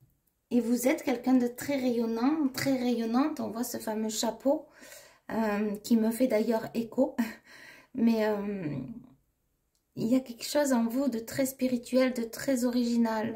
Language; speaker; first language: French; native; French